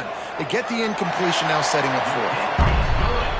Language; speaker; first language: English; native; English